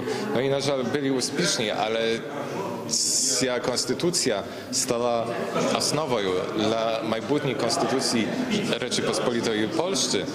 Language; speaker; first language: Ukrainian; non-native, fluent; Polish